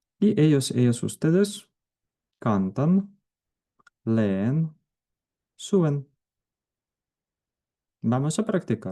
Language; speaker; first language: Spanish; non-native, fluent; Ukrainian